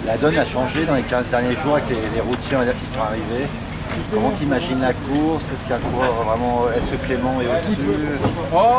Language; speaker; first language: French; native; French